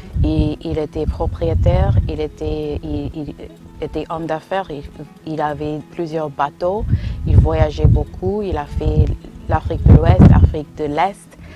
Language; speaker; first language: French; non-native, fluent; English